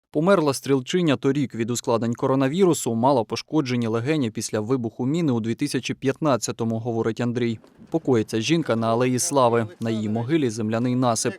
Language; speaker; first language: Ukrainian; native; Ukrainian